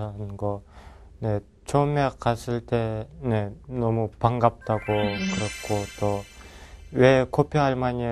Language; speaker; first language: Korean; non-native, learner; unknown